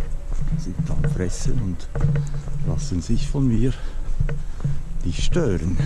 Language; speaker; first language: German; native; German